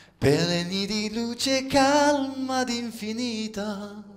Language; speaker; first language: Italian; early bilingual, other home language; French